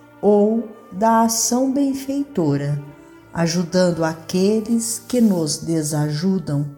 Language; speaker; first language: Portuguese; native; Portuguese